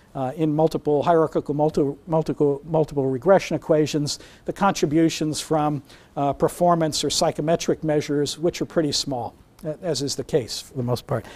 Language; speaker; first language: English; native; English